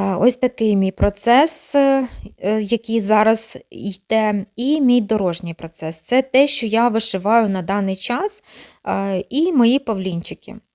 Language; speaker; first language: Ukrainian; non-native, local second language; Russian